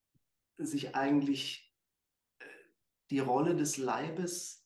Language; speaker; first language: German; native; German